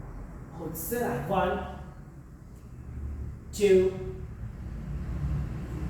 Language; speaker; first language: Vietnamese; non-native, learner; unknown